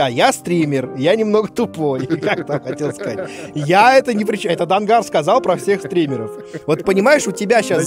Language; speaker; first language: Russian; native; Russian